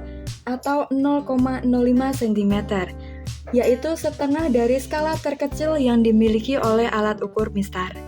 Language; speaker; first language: Indonesian; native; Indonesian